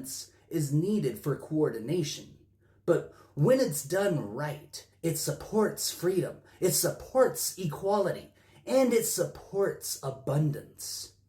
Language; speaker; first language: English; native; English